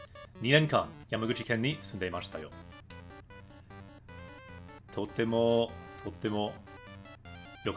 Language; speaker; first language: Japanese; non-native, fluent; English